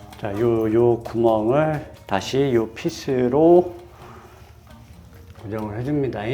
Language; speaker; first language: Korean; native; Korean